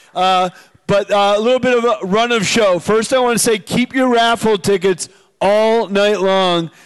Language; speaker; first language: English; native; English